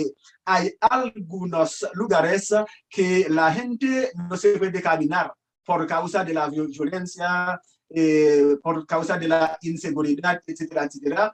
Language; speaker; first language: Spanish; non-native, learner; Haitian Creole